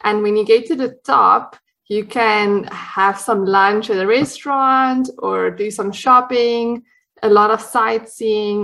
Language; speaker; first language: English; non-native, local second language; Afrikaans